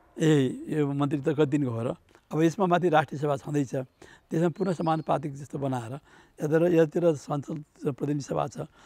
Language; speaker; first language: Nepali; native; Nepali